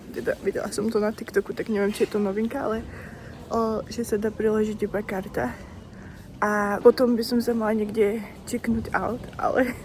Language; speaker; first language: Slovak; native; Slovak